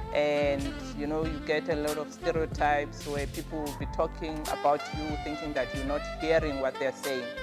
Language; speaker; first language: English; non-native, local second language; Venda